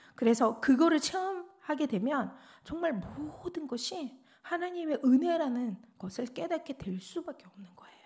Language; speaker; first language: Korean; non-native, fluent; Russian